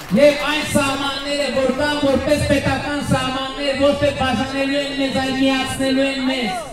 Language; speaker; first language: Armenian; native; Armenian